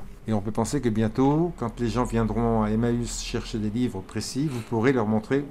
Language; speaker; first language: French; native; French